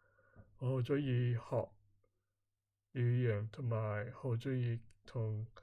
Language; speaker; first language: Cantonese; non-native, learner; English